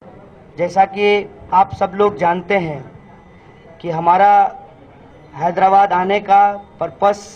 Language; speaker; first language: Hindi; native; Hindi